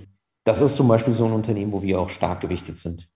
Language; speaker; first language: German; native; German